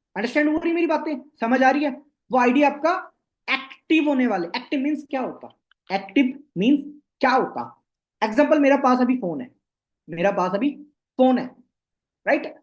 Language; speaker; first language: Hindi; non-native, local second language; Bangla